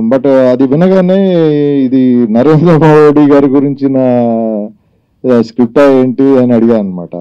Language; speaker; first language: Telugu; native; Telugu